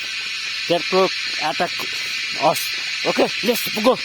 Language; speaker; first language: English; non-native, learner; Nepali